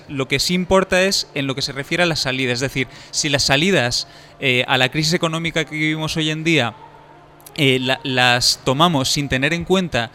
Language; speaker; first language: Spanish; native; Spanish